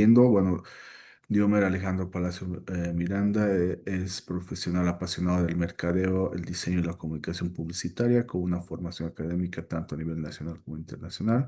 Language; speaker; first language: Spanish; native; Spanish